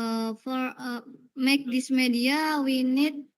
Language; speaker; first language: English; non-native, learner; Indonesian